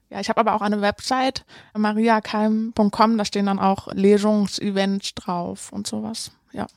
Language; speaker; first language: German; native; German